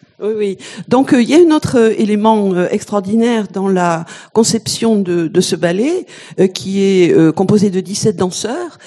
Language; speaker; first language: French; native; French